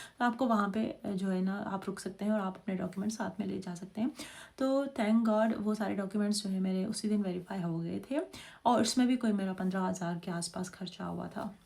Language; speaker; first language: Urdu; non-native, local second language; Sindhi